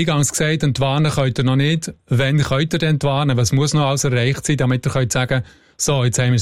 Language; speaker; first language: German; native; German